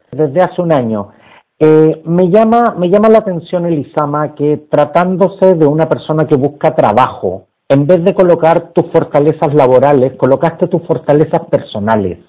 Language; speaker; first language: Spanish; native; Spanish